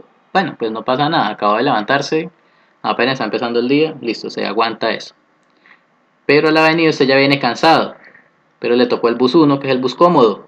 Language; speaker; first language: Spanish; native; Spanish